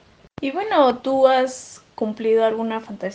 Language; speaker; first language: Spanish; native; Spanish